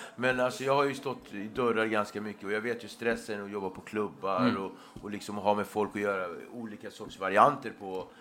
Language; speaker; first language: Swedish; native; Swedish